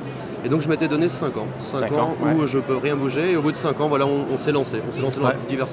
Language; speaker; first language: French; native; French